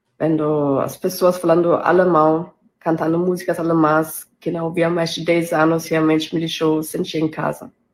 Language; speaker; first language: Portuguese; non-native, fluent; German